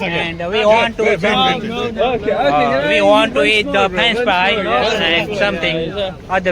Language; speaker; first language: English; non-native, learner; Gujarati